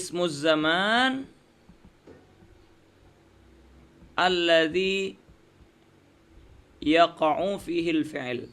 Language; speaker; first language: Arabic; non-native, fluent; Indonesian